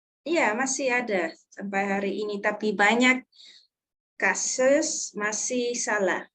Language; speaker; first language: Indonesian; non-native, learner; Dutch